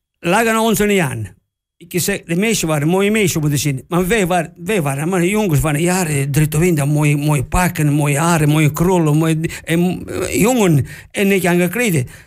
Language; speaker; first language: Dutch; non-native, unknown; Italian